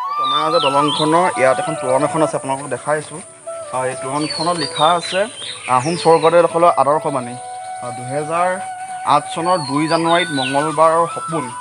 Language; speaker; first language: Assamese; native; Assamese